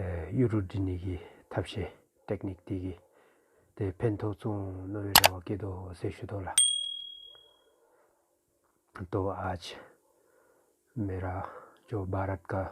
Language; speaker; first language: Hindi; non-native, fluent; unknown